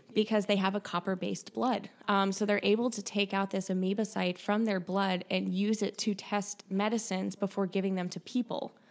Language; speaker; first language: English; native; English